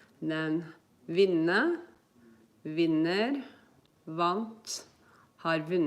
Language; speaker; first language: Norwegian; non-native, fluent; English